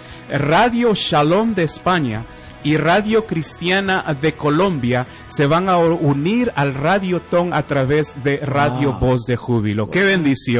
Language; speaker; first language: Spanish; native; Spanish